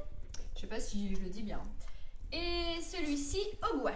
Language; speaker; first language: French; native; French